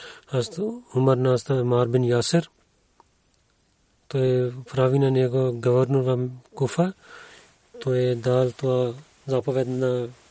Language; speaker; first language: Bulgarian; non-native, learner; Urdu